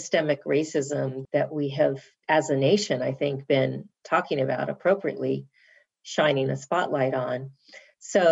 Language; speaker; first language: English; native; English